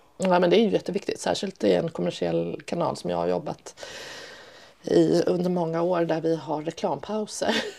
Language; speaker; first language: Swedish; early bilingual, other home language; Persian